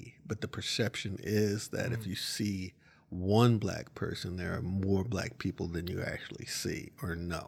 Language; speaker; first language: English; native; English